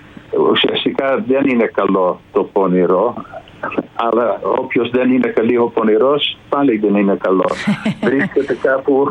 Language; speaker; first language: Greek; non-native, fluent; Dutch